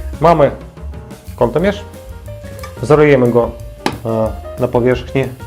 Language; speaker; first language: Polish; non-native, learner; Ukrainian